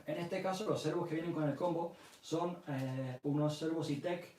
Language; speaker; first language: Spanish; early bilingual, other home language; English